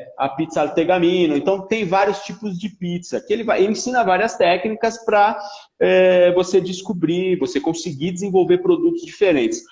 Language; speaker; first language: Portuguese; early bilingual, other home language; Italian